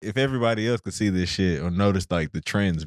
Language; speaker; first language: English; native; English